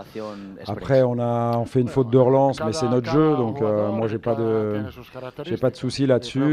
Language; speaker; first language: French; native; French